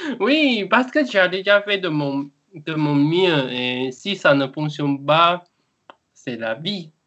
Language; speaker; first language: French; non-native, learner; Chinese